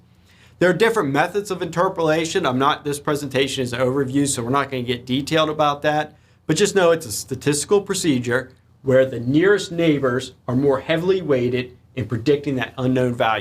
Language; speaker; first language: English; native; English